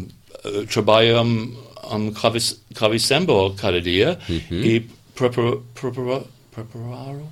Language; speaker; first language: Catalan; non-native, learner; English